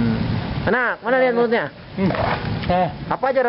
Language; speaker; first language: Indonesian; native; Indonesian